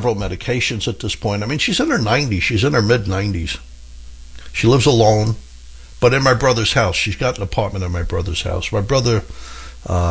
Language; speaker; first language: English; native; English